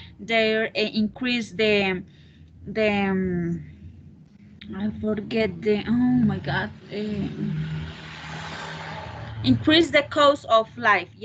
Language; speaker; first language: English; non-native, learner; Spanish